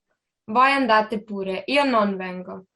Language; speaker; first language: Italian; non-native, learner; Slovenian